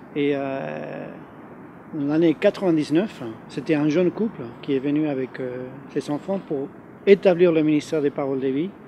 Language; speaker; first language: French; non-native, fluent; Spanish